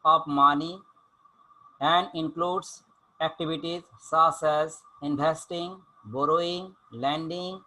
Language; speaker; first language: English; non-native, local second language; Bangla